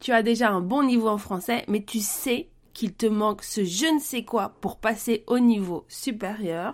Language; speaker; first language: French; native; French